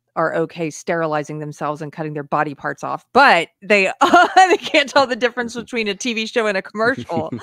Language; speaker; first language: English; native; English